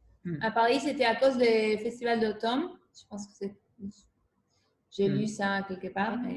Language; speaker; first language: French; non-native, fluent; Spanish